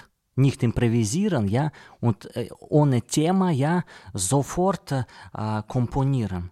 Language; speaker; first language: German; non-native, learner; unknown